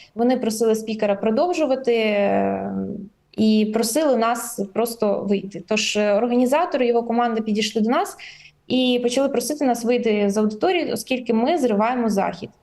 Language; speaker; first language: Ukrainian; native; Ukrainian